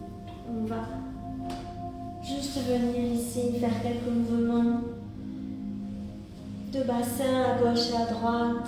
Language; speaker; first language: French; native; French